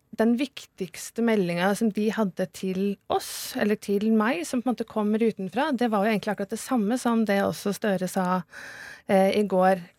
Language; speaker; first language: Norwegian; native; Norwegian